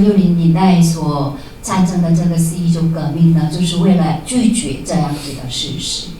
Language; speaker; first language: Chinese; native; Chinese